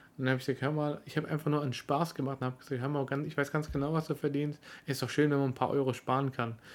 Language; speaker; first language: German; early bilingual, other home language; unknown